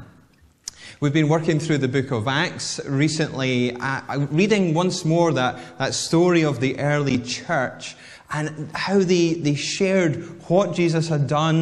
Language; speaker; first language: English; native; English